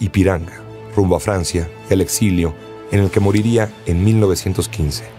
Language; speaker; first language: Spanish; native; Spanish